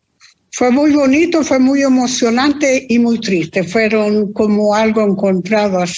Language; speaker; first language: Spanish; early bilingual, other home language; Italian